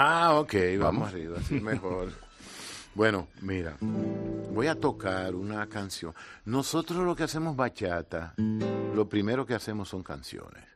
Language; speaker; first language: Spanish; native; Spanish